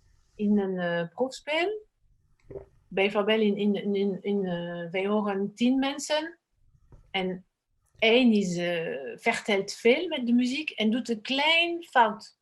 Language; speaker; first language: Dutch; non-native, fluent; French